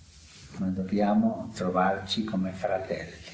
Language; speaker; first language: Italian; non-native, fluent; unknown